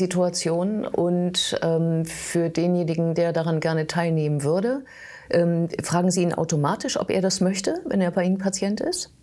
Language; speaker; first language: German; native; German